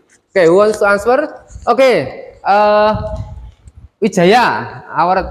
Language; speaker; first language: English; non-native, fluent; Indonesian